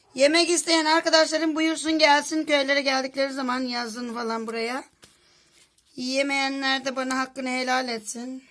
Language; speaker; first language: Turkish; native; Turkish